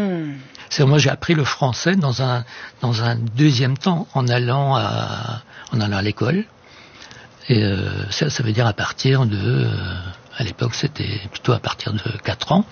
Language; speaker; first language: French; non-native, local second language; Swiss German